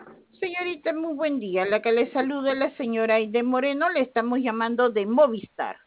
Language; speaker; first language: Spanish; native; Spanish